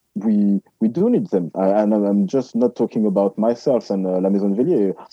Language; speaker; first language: English; non-native, fluent; French